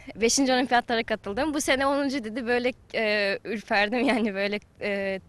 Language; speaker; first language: Turkish; non-native, fluent; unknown